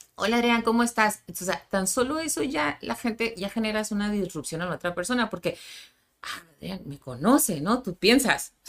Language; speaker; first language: Spanish; native; Spanish